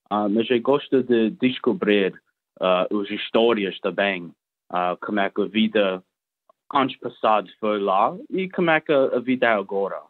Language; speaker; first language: Portuguese; early bilingual, heritage; Portuguese